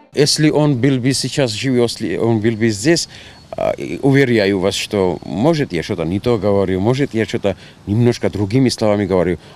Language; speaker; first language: Russian; non-native, local second language; Georgian